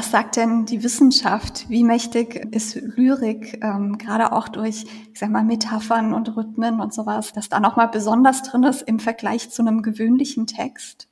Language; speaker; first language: German; native; German